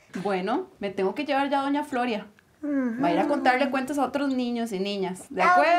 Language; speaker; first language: Spanish; native; Spanish